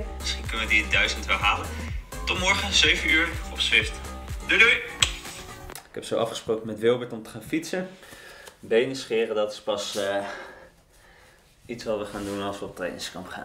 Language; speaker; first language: Dutch; native; Dutch